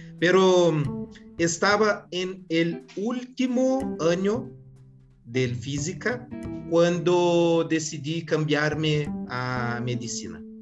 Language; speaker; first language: Spanish; non-native, learner; Portuguese